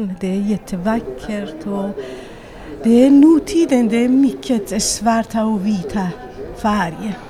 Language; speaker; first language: Swedish; non-native, learner; Persian